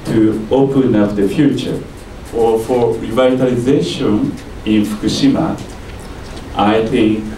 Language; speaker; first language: English; non-native, learner; Japanese